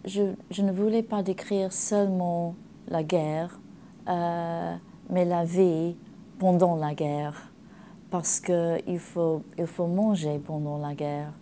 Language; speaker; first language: French; non-native, learner; English